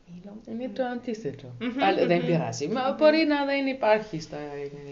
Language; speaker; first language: Greek; non-native, learner; German